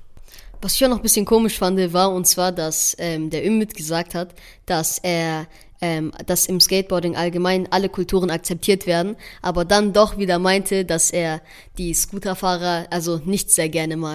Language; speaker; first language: German; native; German